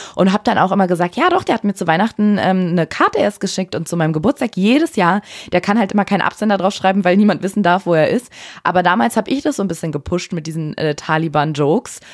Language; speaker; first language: German; native; German